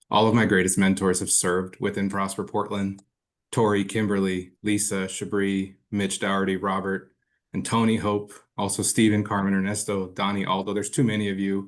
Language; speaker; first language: English; early bilingual, other home language; Spanish